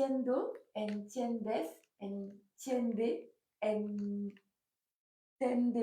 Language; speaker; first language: Spanish; non-native, learner; French